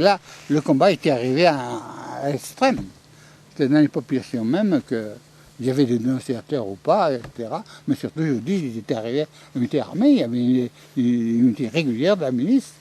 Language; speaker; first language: French; native; French